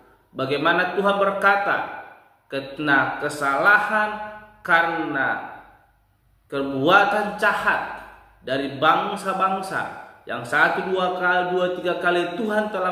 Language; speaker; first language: Indonesian; native; Indonesian